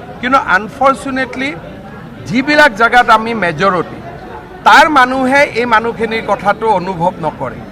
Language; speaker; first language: Assamese; native; Assamese